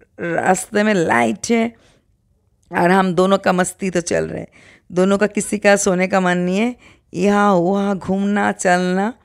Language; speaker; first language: Hindi; non-native, local second language; Bangla